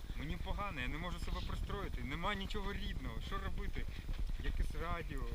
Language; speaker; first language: Ukrainian; non-native, local second language; Russian